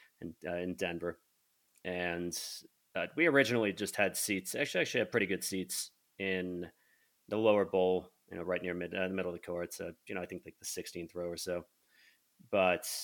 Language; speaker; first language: English; native; English